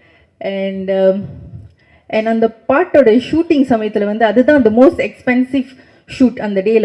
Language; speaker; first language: Tamil; native; Tamil